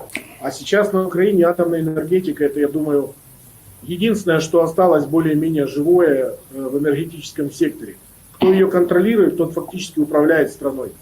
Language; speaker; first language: Russian; native; Russian